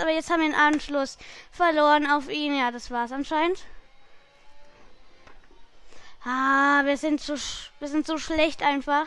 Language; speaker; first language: German; native; German